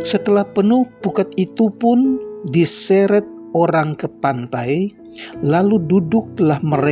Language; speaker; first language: Indonesian; native; Indonesian